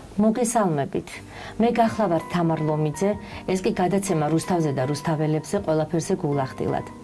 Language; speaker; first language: Georgian; native; Georgian